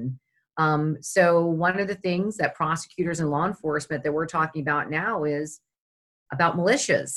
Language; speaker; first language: English; native; English